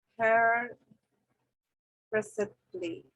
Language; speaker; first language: English; non-native, learner; Spanish